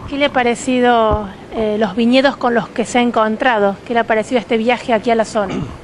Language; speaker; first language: Spanish; native; Spanish